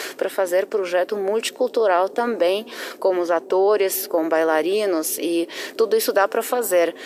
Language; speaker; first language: Portuguese; non-native, fluent; Russian